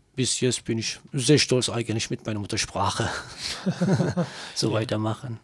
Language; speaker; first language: German; non-native, learner; Kurdish